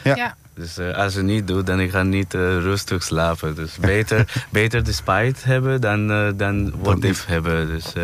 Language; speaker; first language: Dutch; non-native, fluent; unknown